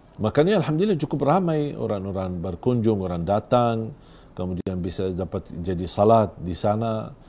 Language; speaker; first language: Indonesian; non-native, fluent; Arabic